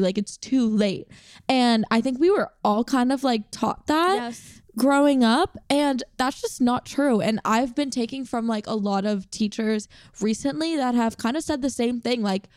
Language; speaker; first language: English; native; English